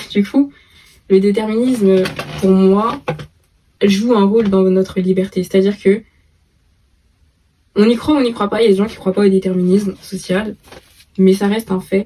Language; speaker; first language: French; native; French